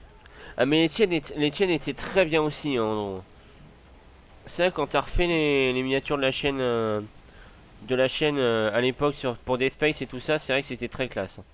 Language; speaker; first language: French; native; French